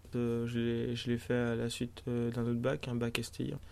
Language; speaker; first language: French; native; French